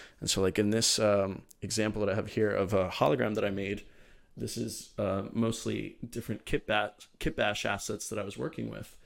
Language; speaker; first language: English; early bilingual, other home language; Spanish